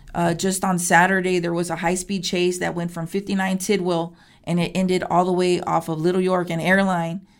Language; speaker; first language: English; native; English